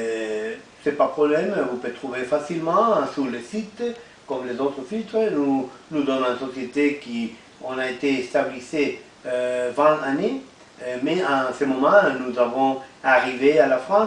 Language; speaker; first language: French; non-native, fluent; Spanish